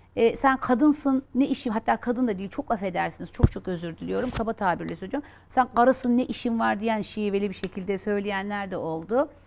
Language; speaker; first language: Turkish; native; Turkish